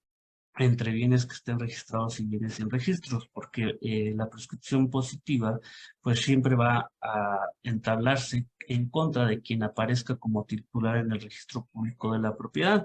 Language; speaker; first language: Spanish; native; Spanish